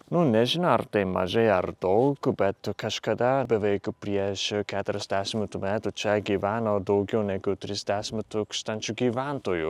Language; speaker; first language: Lithuanian; non-native, fluent; Japanese